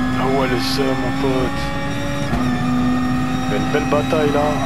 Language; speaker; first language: French; native; French